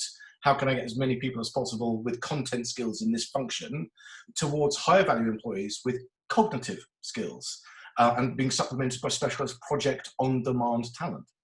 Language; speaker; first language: English; native; English